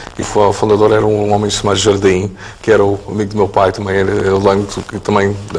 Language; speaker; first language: Portuguese; early bilingual, heritage; English